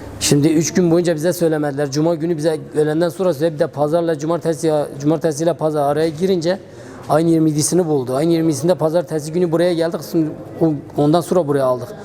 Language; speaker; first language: Turkish; non-native, local second language; Kurdish